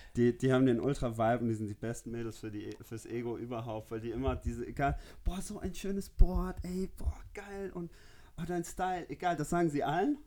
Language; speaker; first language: German; early bilingual, heritage; German